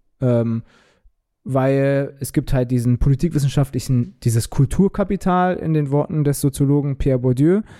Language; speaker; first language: German; early bilingual, other home language; Turkish